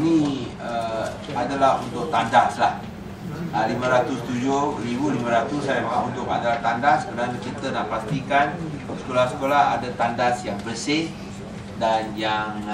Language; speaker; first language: Malay; non-native, local second language; Chinese